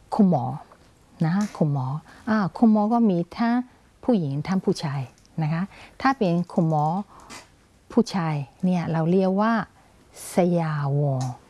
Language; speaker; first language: Thai; non-native, fluent; Burmese